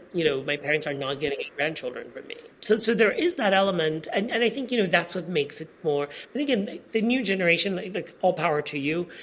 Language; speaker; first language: English; non-native, fluent; Polish